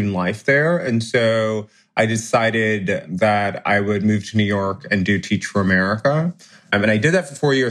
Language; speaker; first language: English; native; English